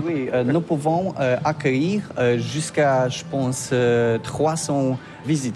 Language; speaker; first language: French; non-native, learner; Polish